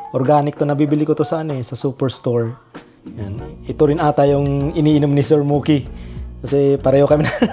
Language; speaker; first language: Filipino; non-native, local second language; Bikol